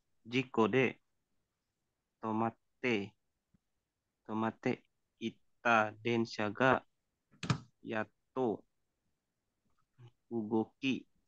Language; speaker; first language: Japanese; non-native, learner; Indonesian